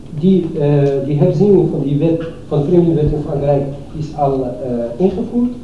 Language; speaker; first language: Dutch; non-native, fluent; Arabic